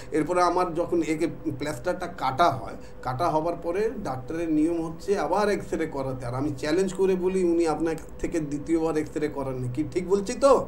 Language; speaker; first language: Bangla; non-native, local second language; Hindi